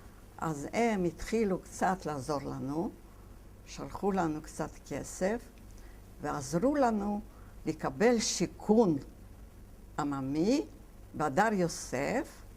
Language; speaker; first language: Hebrew; non-native, fluent; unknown